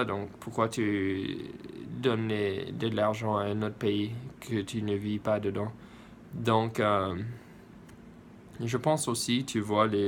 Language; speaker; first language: French; non-native, learner; English